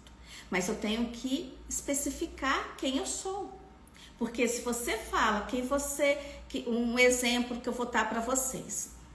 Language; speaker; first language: Portuguese; native; Portuguese